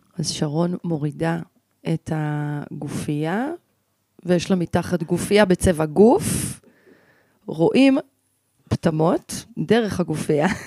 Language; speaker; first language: Hebrew; native; Hebrew